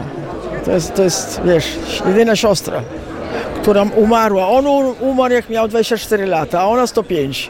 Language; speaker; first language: Polish; early bilingual, heritage; Italian